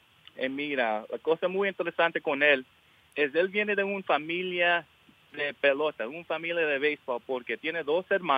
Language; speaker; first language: Spanish; early bilingual, heritage; English